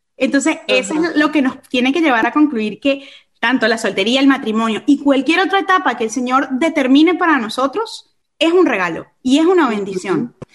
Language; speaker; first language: Spanish; native; Spanish